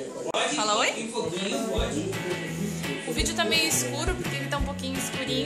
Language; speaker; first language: Portuguese; native; Portuguese